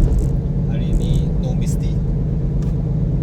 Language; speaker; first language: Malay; non-native, learner; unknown